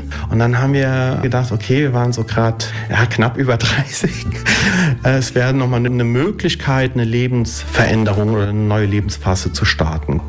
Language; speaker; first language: German; early bilingual, other home language; Italian